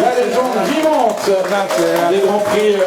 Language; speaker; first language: French; native; French